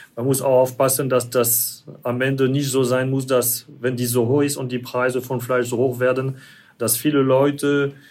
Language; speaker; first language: German; non-native, fluent; French